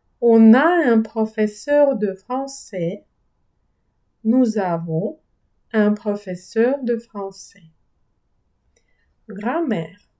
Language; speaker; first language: French; non-native, fluent; Ukrainian